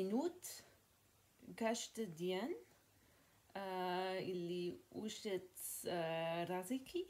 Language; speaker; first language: Russian; non-native, learner; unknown